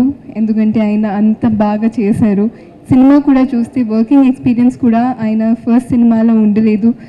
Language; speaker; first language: Telugu; non-native, fluent; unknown